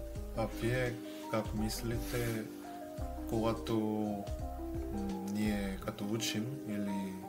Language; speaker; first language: Bulgarian; non-native, learner; Korean